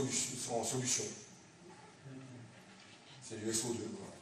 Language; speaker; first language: French; native; French